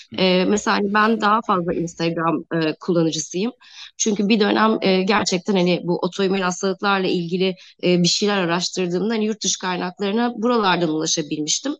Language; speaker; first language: Turkish; native; Turkish